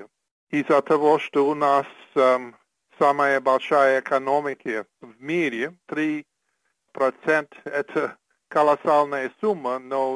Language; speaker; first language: Russian; non-native, fluent; English